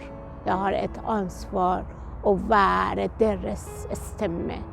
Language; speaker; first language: Norwegian; non-native, fluent; Persian